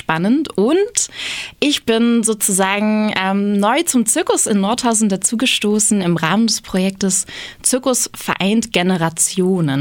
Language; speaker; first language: German; native; German